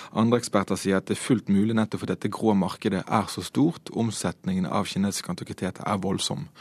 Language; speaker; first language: Norwegian; native; Norwegian